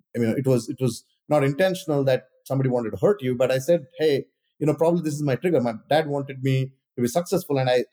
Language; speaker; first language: English; non-native, local second language; Kannada